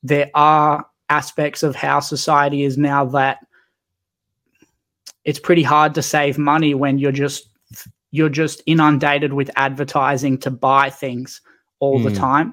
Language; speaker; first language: English; native; English